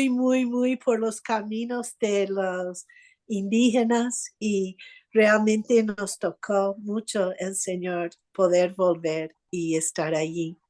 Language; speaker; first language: Spanish; non-native, fluent; English